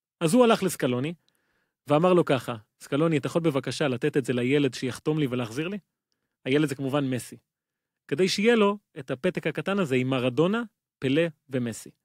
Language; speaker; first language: Hebrew; native; Hebrew